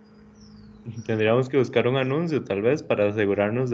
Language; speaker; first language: Spanish; native; Spanish